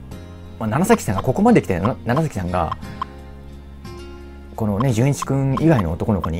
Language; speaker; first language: Japanese; native; Japanese